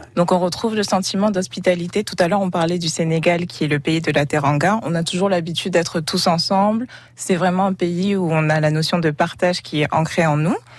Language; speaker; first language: French; non-native, local second language; Wolof